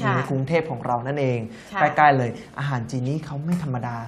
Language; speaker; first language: Thai; non-native, fluent; Chinese